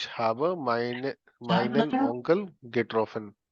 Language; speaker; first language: German; non-native, fluent; Hindi